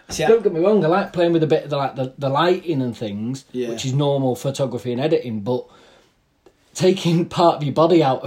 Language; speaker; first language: English; native; English